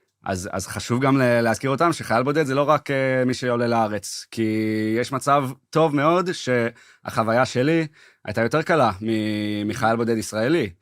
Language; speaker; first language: Hebrew; early bilingual, heritage; English